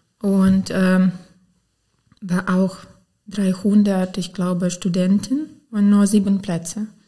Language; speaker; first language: German; non-native, fluent; Ukrainian